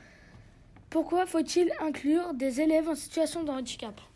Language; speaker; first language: French; native; French